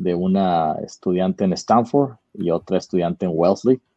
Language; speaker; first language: Spanish; native; Spanish